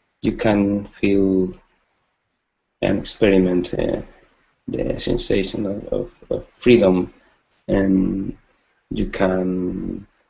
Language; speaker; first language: English; non-native, learner; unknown